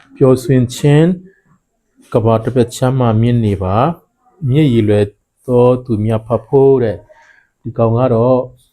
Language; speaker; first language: Burmese; non-native, local second language; Tedim Chin